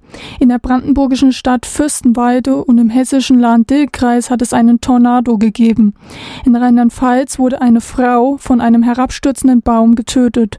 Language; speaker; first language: German; native; German